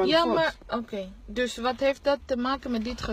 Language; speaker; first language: Dutch; early bilingual, other home language; Lingala